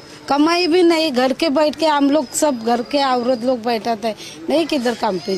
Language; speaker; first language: Hindi; non-native, local second language; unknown